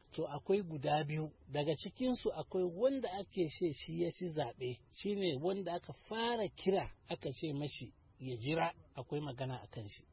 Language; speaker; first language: Hausa; non-native, local second language; Fula